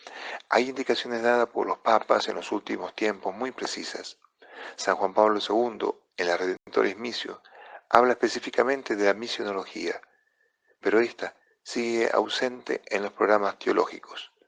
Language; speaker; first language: Spanish; non-native, fluent; Italian